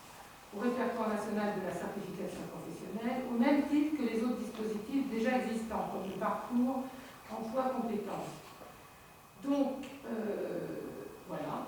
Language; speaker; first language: French; native; French